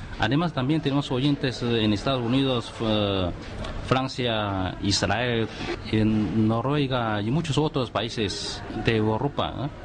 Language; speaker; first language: Spanish; non-native, fluent; Chinese